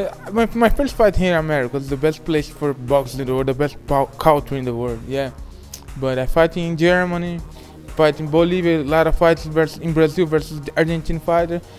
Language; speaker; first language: English; non-native, learner; Portuguese